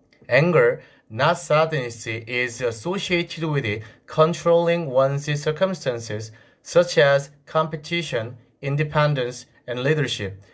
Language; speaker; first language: English; non-native, fluent; Korean